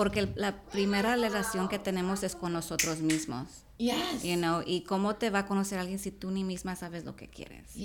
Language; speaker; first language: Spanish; early bilingual, heritage; Spanish